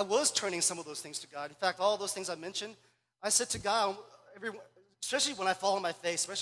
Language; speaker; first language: English; early bilingual, other home language; Chinese